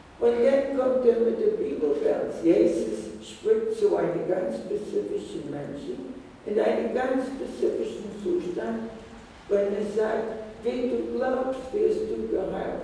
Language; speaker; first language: German; non-native, fluent; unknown